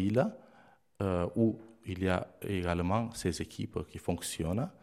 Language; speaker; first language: French; non-native, fluent; Romanian